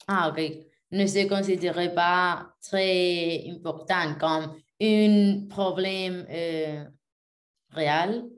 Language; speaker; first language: French; non-native, learner; Spanish